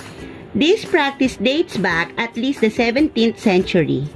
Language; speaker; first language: English; non-native, local second language; Filipino